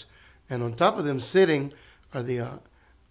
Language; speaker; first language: English; early bilingual, other home language; Spanish